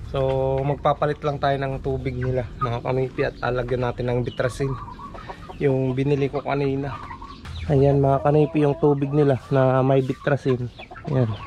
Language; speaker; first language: Filipino; non-native, local second language; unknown